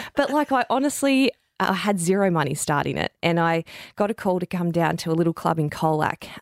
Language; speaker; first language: English; native; English